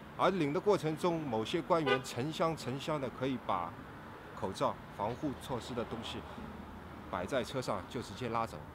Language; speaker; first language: Chinese; native; Chinese